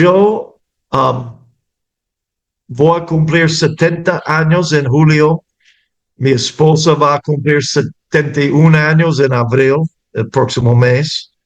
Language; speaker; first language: Spanish; non-native, fluent; English